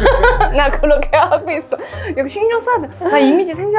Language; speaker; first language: Korean; non-native, fluent; Chinese